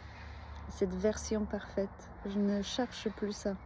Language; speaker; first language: French; non-native, fluent; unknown